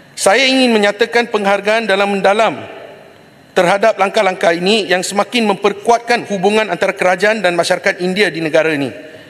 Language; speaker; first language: Malay; non-native, local second language; Tamil